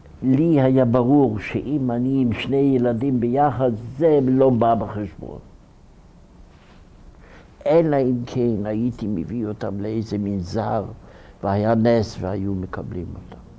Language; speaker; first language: Hebrew; non-native, fluent; Ukrainian